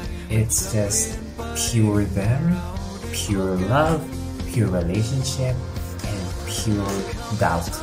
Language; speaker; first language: English; non-native, local second language; Filipino